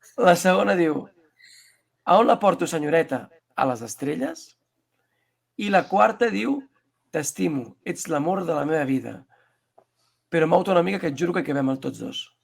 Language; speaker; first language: Catalan; native; Catalan